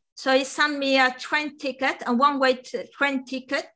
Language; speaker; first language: English; non-native, fluent; Italian